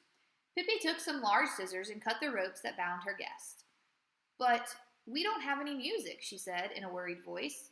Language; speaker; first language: English; native; English